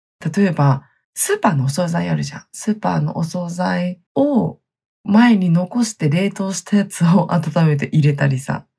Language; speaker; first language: Japanese; native; Japanese